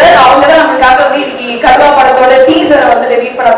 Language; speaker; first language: Tamil; native; Tamil